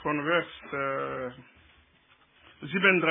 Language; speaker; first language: German; non-native, learner; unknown